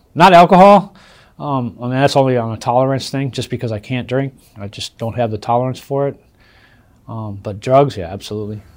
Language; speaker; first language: English; native; English